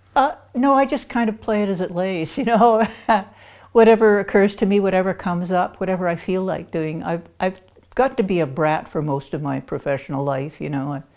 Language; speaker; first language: English; native; English